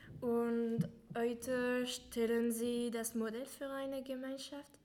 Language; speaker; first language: German; non-native, learner; French